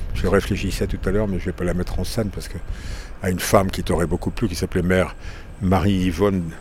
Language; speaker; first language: French; native; French